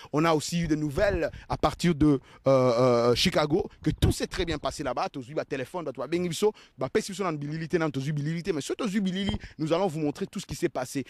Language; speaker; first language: French; non-native, local second language; Lingala